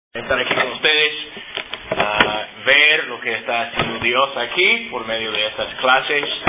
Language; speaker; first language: Spanish; non-native, fluent; English